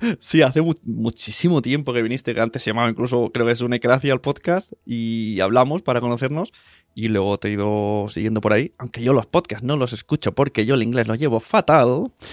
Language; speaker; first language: Spanish; native; Spanish